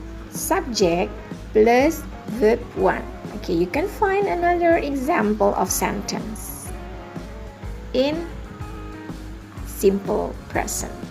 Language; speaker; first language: English; non-native, learner; Indonesian